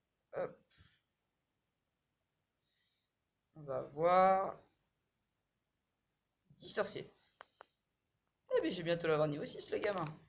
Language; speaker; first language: French; native; French